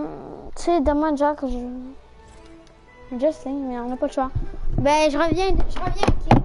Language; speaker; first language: French; native; French